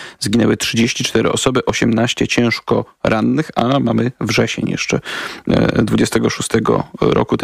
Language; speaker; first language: Polish; native; Polish